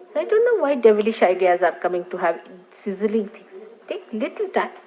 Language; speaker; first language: English; non-native, local second language; Marathi